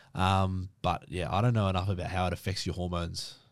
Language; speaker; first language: English; native; English